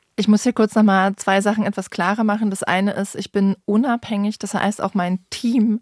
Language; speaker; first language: German; native; German